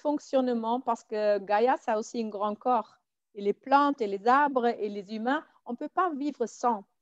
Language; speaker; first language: French; non-native, fluent; German